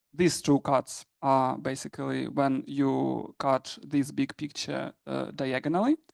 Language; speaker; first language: English; non-native, fluent; Ukrainian